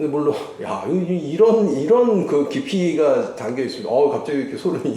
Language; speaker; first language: Korean; native; Korean